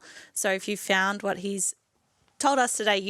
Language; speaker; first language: English; native; English